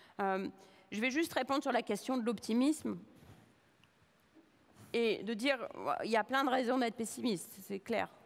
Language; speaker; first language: French; native; French